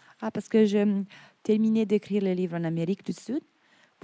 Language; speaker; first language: French; non-native, fluent; Italian